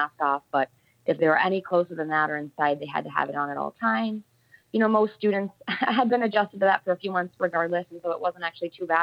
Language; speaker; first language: English; native; English